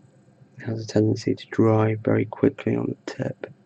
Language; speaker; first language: English; native; English